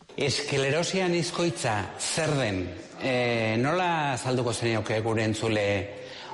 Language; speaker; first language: Basque; native; Basque